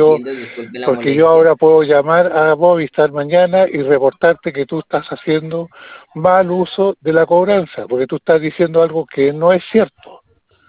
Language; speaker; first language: Spanish; native; Spanish